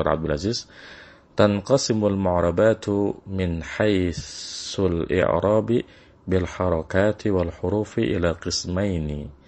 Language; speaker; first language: Arabic; non-native, fluent; Indonesian